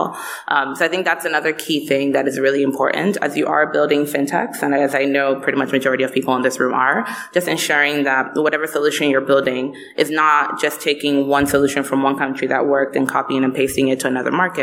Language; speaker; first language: English; non-native, local second language; Igbo